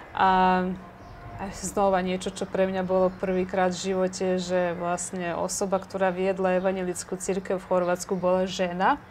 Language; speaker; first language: Slovak; early bilingual, heritage; Croatian